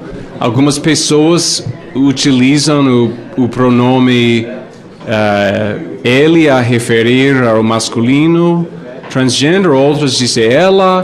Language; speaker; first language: Portuguese; non-native, fluent; English